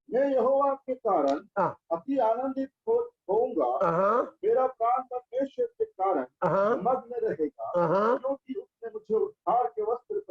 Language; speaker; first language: Hindi; non-native, local second language; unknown